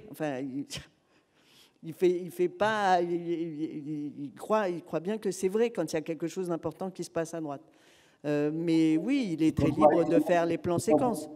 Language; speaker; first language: French; native; French